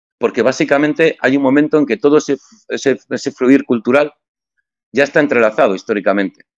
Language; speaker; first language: Spanish; native; Spanish